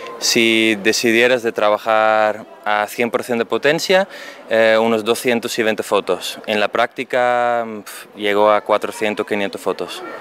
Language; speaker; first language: Spanish; non-native, fluent; Dutch